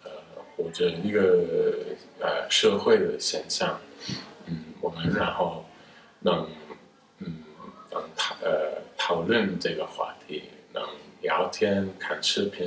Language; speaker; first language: Chinese; non-native, fluent; English